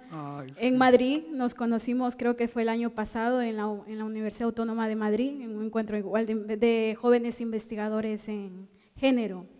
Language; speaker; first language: Spanish; native; Spanish